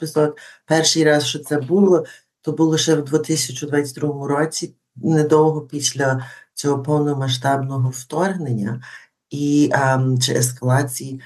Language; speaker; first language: Ukrainian; early bilingual, heritage; Ukrainian